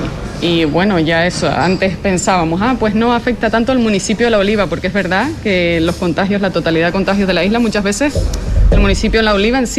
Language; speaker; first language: Spanish; native; Spanish